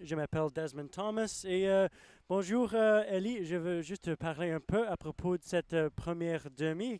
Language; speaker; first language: French; non-native, learner; English